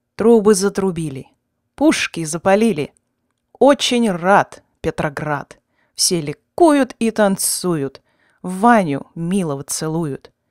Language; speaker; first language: Russian; native; Russian